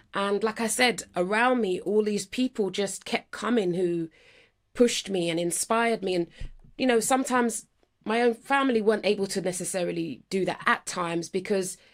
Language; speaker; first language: English; native; English